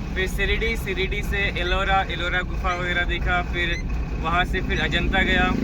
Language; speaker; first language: Hindi; non-native, local second language; Bangla